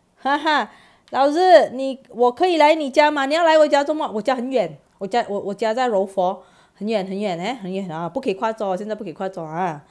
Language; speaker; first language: Chinese; non-native, fluent; Malay